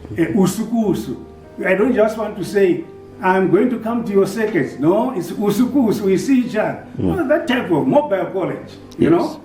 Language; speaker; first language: English; non-native, local second language; Shona